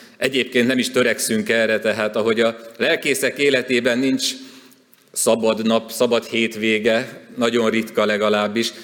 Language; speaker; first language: Hungarian; native; Hungarian